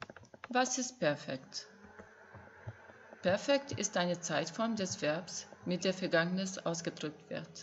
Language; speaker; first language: German; non-native, fluent; Albanian